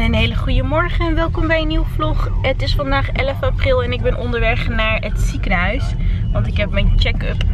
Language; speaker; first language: Dutch; native; Dutch